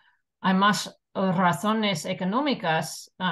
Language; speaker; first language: Spanish; non-native, fluent; English